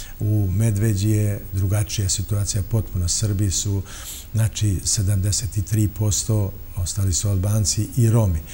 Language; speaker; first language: Bosnian; non-native, local second language; Albanian